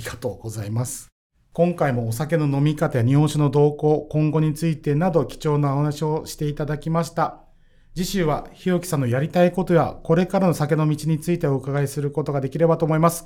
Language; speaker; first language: Japanese; native; Japanese